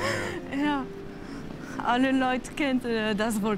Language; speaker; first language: German; non-native, learner; French